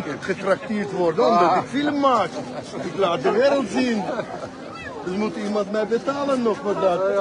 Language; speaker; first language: Dutch; non-native, fluent; Azerbaijani